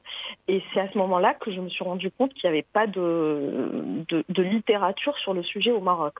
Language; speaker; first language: French; non-native, local second language; Arabic